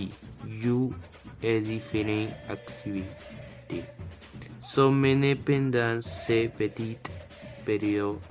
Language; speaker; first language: French; non-native, learner; Spanish